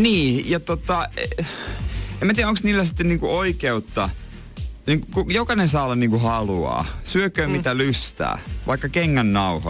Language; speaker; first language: Finnish; native; Finnish